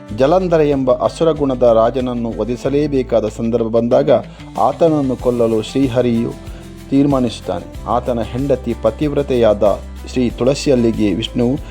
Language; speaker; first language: Kannada; non-native, local second language; Tulu